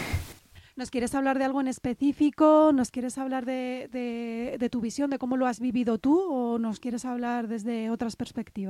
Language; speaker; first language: Spanish; native; Spanish